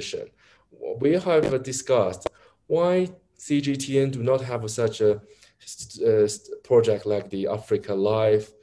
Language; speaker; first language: English; non-native, learner; Chinese